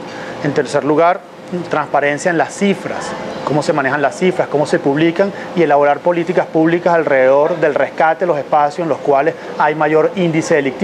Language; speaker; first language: Spanish; native; Spanish